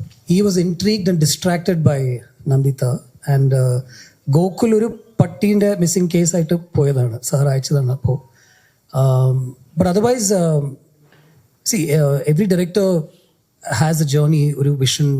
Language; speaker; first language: English; non-native, local second language; Malayalam